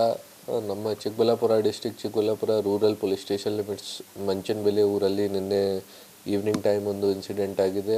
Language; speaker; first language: Kannada; non-native, fluent; Hindi